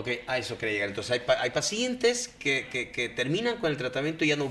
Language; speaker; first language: Spanish; native; Spanish